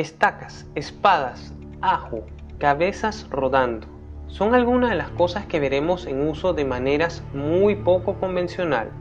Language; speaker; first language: Spanish; native; Spanish